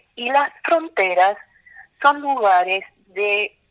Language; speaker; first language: Spanish; native; Spanish